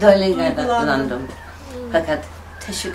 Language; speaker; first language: Turkish; non-native, learner; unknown